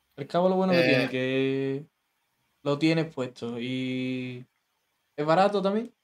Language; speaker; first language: Spanish; native; Spanish